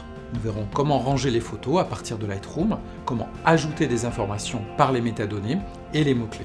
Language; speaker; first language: French; native; French